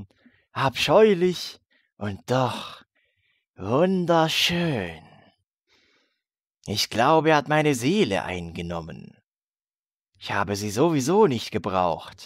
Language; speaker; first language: German; native; German